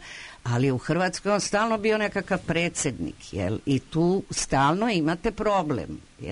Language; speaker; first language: Croatian; native; Croatian